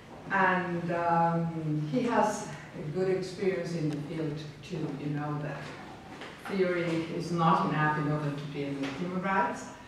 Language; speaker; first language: English; non-native, fluent; Spanish